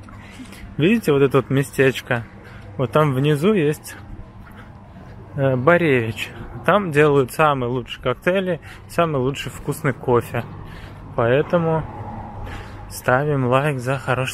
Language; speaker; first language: Russian; native; Russian